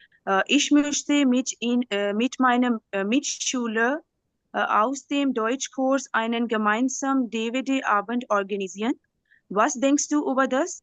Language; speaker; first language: German; non-native, learner; Urdu